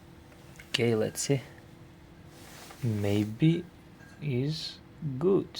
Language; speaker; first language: English; non-native, learner; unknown